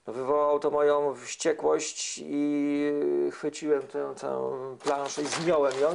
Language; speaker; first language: Polish; native; Polish